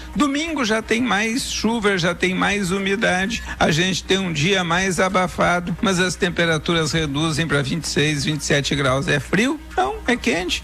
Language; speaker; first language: Portuguese; native; Portuguese